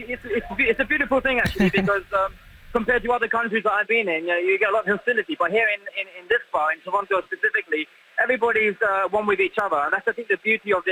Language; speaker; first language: English; native; English